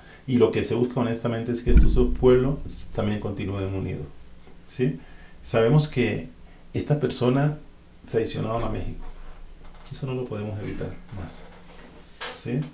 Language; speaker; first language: Spanish; native; Spanish